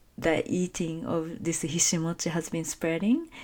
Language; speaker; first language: English; non-native, fluent; Japanese